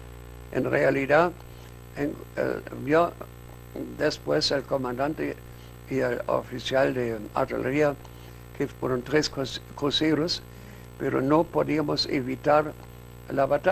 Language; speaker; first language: Spanish; non-native, fluent; German